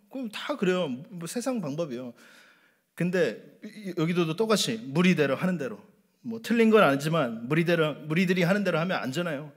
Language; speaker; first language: Korean; native; Korean